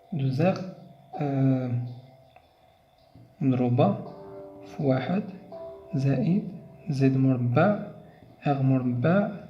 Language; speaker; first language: Arabic; native; Arabic